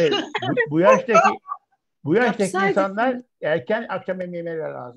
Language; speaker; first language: Turkish; native; Turkish